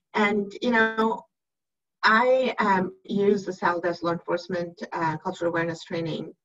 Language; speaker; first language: English; native; English